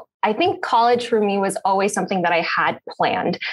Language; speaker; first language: English; native; English